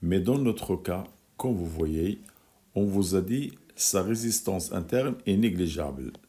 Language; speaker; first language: French; non-native, local second language; Arabic